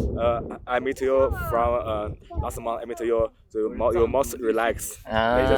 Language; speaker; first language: English; non-native, learner; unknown